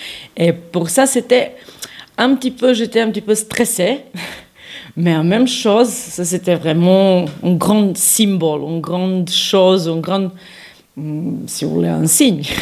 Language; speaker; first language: French; non-native, fluent; Serbian